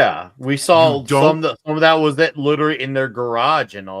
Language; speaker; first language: English; native; English